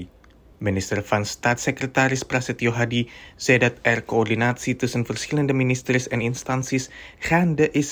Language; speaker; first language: Dutch; non-native, fluent; Indonesian